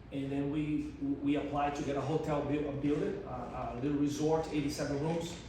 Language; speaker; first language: English; non-native, fluent; Portuguese